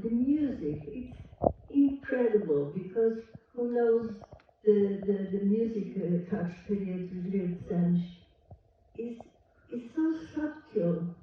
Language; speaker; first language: English; non-native, learner; Portuguese